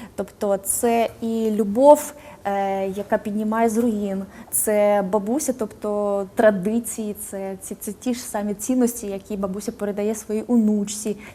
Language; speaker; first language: Ukrainian; native; Ukrainian